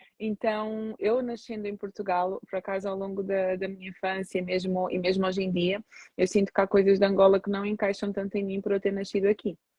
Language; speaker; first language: Portuguese; native; Portuguese